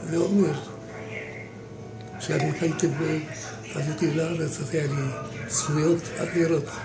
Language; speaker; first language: Hebrew; non-native, fluent; Romanian